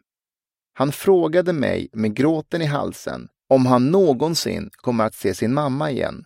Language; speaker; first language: Swedish; early bilingual, other home language; Persian